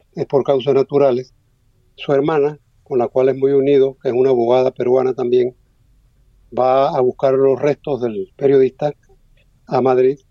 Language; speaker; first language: Spanish; native; Spanish